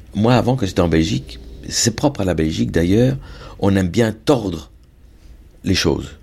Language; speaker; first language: French; native; French